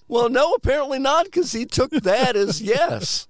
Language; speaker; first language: English; native; English